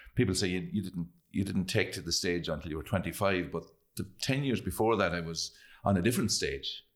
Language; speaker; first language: English; native; English